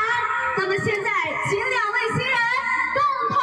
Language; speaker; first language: Chinese; native; Chinese